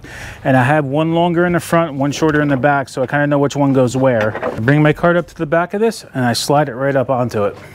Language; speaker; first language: English; native; English